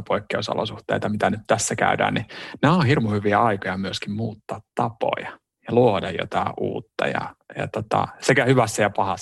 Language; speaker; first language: Finnish; native; Finnish